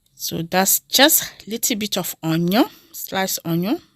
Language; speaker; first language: English; non-native, learner; French